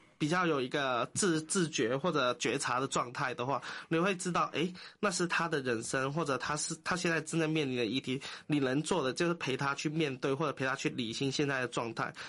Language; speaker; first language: Chinese; non-native, local second language; Cantonese